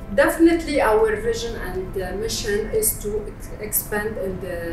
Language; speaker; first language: English; non-native, fluent; Arabic